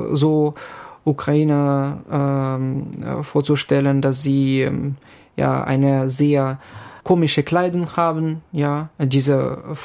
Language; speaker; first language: German; non-native, fluent; Ukrainian